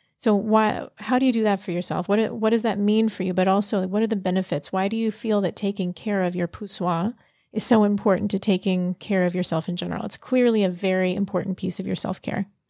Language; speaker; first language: English; native; English